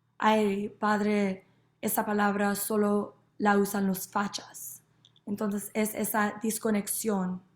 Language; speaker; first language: Spanish; non-native, learner; English